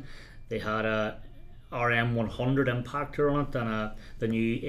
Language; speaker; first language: English; native; English